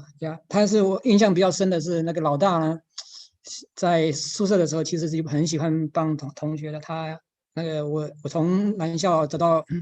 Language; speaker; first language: Chinese; native; Chinese